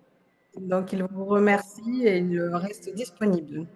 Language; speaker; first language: French; non-native, fluent; Portuguese